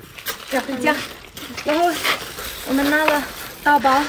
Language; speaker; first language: Chinese; non-native, fluent; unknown